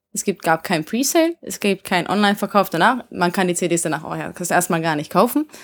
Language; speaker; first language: German; early bilingual, other home language; Hungarian